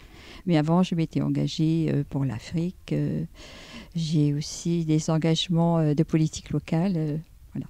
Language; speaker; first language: French; native; French